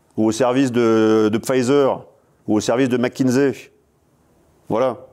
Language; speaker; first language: French; native; French